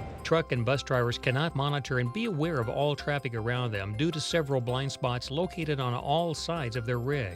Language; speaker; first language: English; native; English